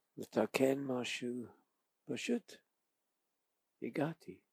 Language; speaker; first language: Hebrew; non-native, fluent; English